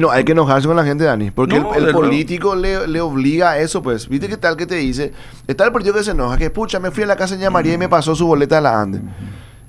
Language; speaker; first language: Spanish; native; Spanish